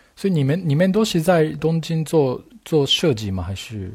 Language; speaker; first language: Chinese; non-native, fluent; Japanese